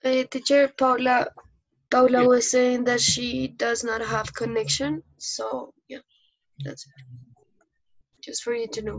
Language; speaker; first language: English; non-native, fluent; Spanish